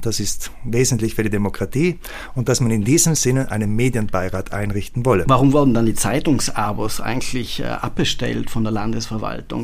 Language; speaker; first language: German; native; German